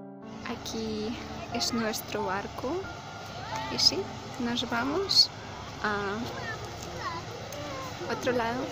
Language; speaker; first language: Spanish; non-native, learner; Russian